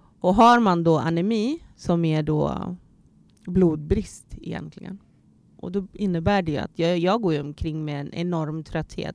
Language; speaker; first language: Swedish; early bilingual, other home language; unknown